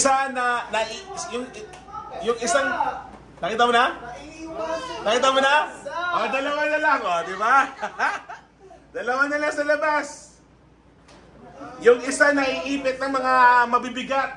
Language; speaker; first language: Filipino; native; Filipino